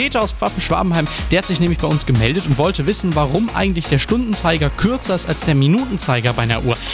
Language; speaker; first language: German; native; German